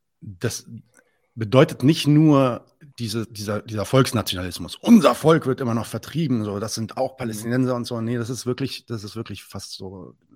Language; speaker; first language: German; early bilingual, other home language; Arabic